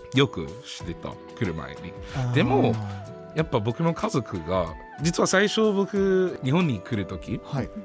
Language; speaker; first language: Japanese; non-native, fluent; English